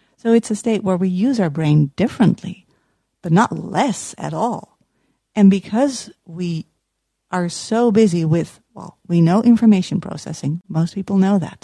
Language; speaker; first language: English; non-native, fluent; Dutch